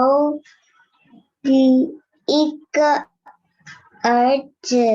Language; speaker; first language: Chinese; non-native, learner; Indonesian